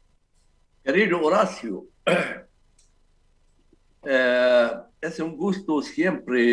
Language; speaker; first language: Spanish; non-native, fluent; Arabic